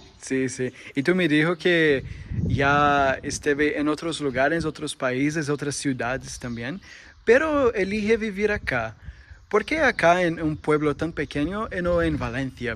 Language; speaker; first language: Spanish; non-native, learner; Portuguese